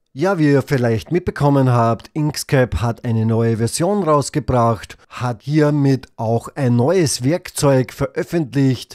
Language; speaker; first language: German; native; German